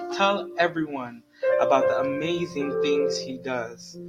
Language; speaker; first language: English; native; English